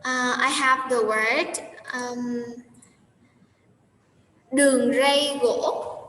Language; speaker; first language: English; non-native, fluent; Vietnamese